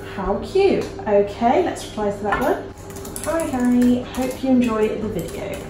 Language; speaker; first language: English; native; English